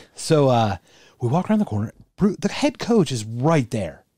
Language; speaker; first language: English; native; English